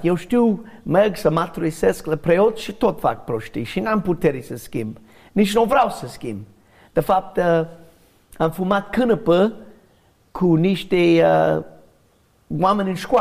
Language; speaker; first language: Romanian; non-native, learner; English